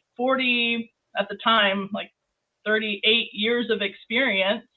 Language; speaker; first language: English; native; English